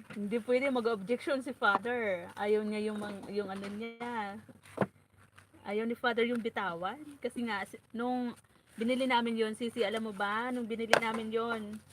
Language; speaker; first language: Filipino; non-native, local second language; Bikol